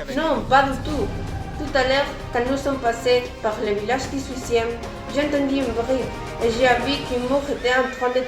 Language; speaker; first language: French; non-native, learner; Spanish